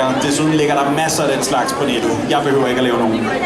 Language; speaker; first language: Danish; native; Danish